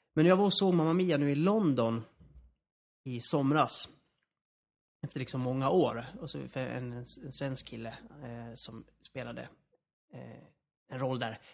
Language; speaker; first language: Swedish; native; Swedish